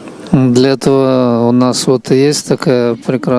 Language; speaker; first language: Russian; native; Russian